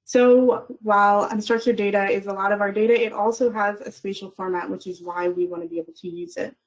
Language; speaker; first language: English; native; English